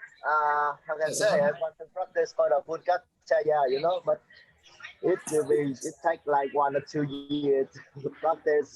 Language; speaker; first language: English; non-native, fluent; Vietnamese